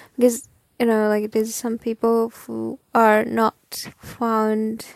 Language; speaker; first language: English; non-native, learner; Japanese